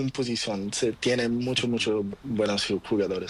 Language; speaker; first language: Portuguese; non-native, learner; Spanish